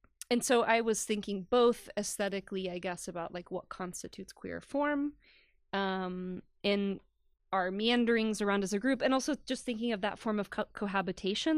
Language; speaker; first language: English; early bilingual, other home language; Spanish